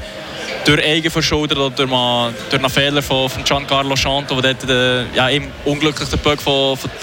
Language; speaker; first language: German; native; German